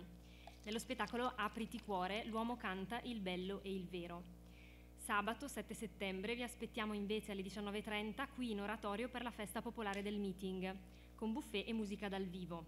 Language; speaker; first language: Italian; native; Italian